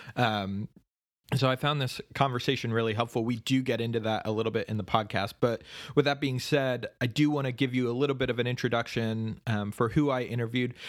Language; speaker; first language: English; native; English